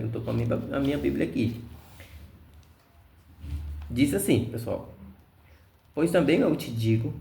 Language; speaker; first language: Portuguese; non-native, fluent; Spanish